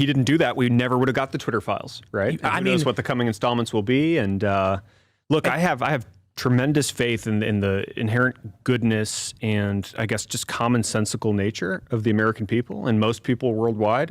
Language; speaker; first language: English; native; English